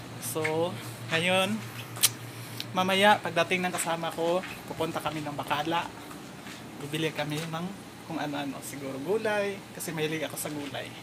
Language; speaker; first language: Filipino; non-native, local second language; Cebuano